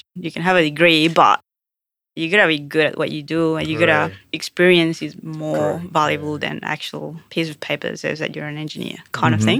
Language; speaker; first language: English; non-native, fluent; Spanish